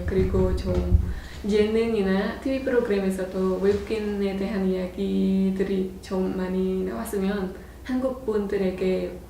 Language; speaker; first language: Korean; non-native, fluent; Khmer